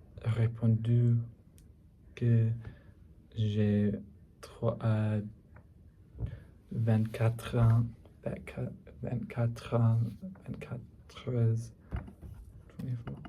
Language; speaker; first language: French; non-native, learner; English